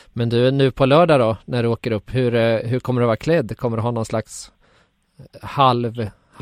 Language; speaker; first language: Swedish; native; Swedish